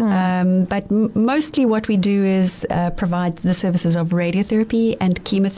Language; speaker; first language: English; native; English